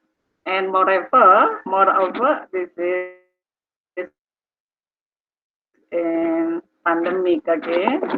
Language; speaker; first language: English; non-native, learner; Indonesian